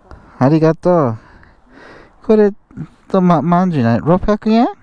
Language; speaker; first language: Japanese; non-native, learner; English